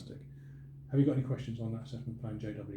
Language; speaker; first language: English; native; English